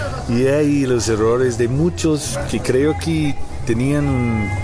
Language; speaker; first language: Spanish; non-native, learner; English